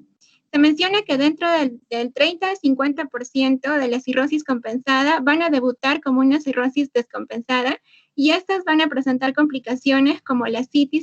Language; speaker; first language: Spanish; native; Spanish